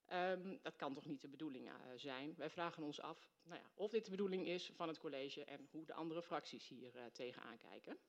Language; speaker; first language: Dutch; native; Dutch